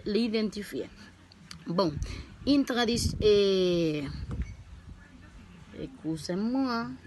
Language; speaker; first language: French; non-native, learner; Spanish